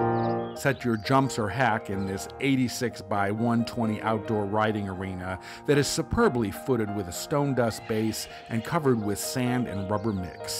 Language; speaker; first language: English; native; English